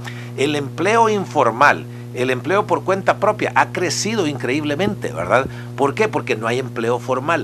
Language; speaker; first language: Spanish; native; Spanish